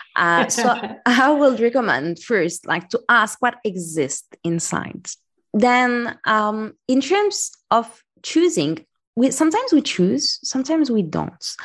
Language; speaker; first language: English; non-native, fluent; Arabic